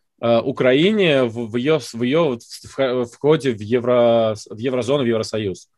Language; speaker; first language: Russian; native; Russian